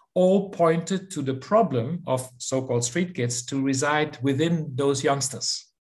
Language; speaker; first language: English; non-native, fluent; Dutch